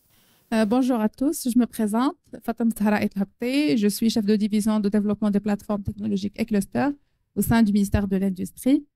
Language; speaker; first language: French; non-native, local second language; Arabic